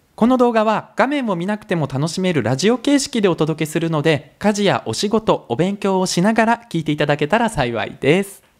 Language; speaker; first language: Japanese; early bilingual, other home language; Russian